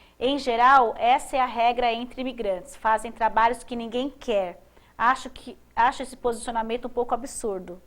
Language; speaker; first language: Portuguese; native; Portuguese